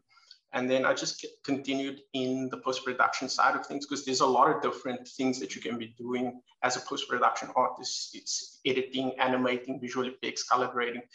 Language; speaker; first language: English; native; English